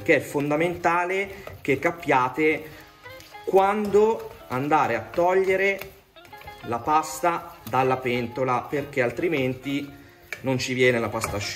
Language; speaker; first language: Italian; native; Italian